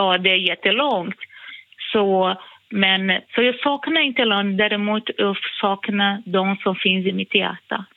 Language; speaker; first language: Swedish; non-native, fluent; Portuguese